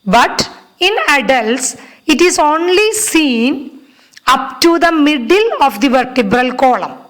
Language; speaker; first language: English; non-native, local second language; Malayalam